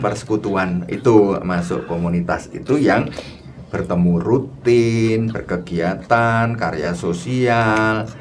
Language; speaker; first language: Indonesian; native; Indonesian